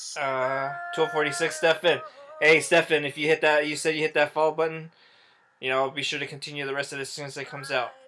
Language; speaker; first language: English; native; English